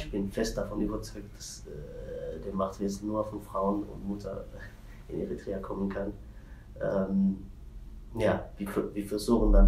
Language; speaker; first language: German; non-native, fluent; Tigrinya